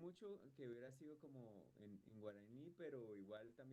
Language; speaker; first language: Spanish; native; Spanish